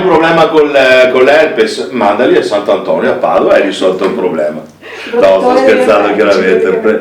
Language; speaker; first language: Italian; native; Italian